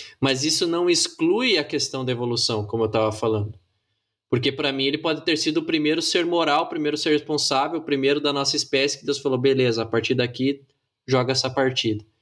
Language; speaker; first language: Portuguese; native; Portuguese